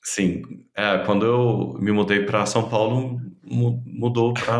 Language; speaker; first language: Portuguese; non-native, fluent; German